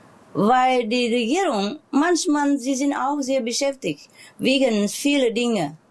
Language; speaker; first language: German; non-native, learner; Vietnamese